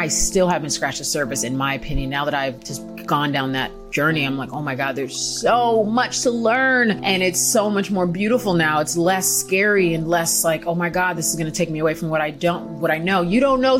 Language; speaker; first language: English; native; English